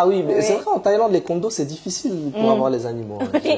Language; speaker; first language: French; native; French